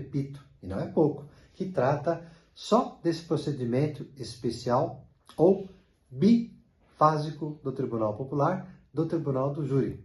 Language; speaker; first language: Portuguese; native; Portuguese